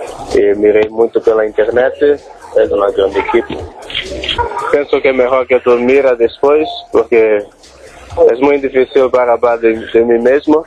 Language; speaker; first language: Spanish; non-native, learner; Portuguese